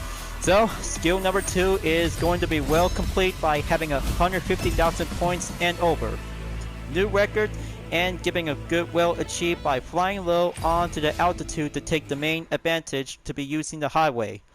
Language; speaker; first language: English; non-native, fluent; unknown